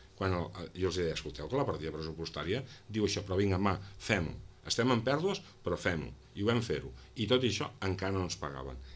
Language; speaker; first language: Catalan; non-native, local second language; Spanish